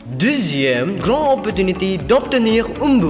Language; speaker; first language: French; non-native, learner; Indonesian